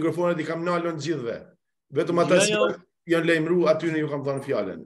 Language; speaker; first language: Albanian; native; Albanian